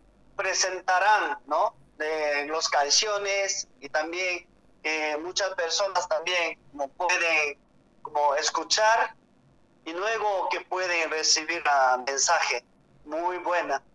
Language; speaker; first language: Spanish; non-native, learner; Korean